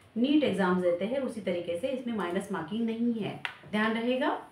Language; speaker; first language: Hindi; non-native, local second language; Marathi